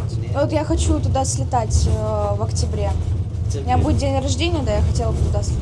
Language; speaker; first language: Russian; native; Russian